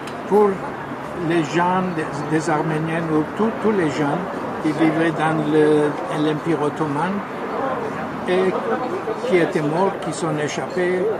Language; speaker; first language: French; non-native, fluent; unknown